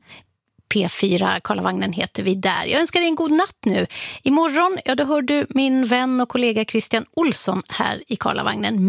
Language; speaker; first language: Swedish; native; Swedish